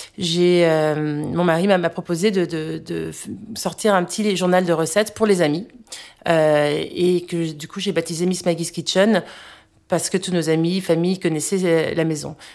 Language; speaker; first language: French; native; French